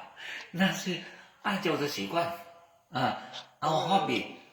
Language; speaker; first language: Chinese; non-native, learner; Vietnamese